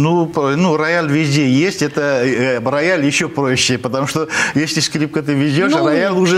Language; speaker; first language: Russian; non-native, fluent; Armenian